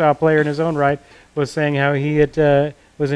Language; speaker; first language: English; native; English